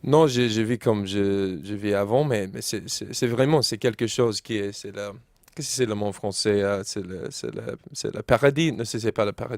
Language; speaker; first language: French; non-native, learner; English